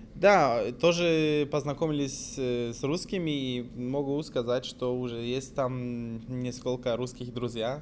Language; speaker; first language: Russian; non-native, learner; German